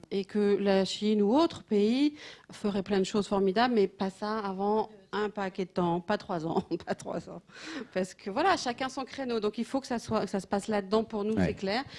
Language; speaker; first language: French; native; French